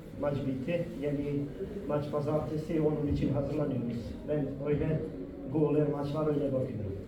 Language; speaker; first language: Turkish; non-native, fluent; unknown